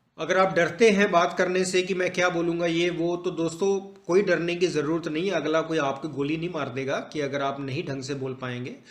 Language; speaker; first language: Hindi; non-native, local second language; Punjabi